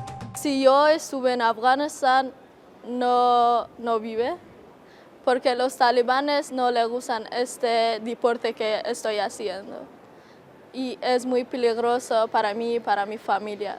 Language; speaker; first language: Spanish; non-native, learner; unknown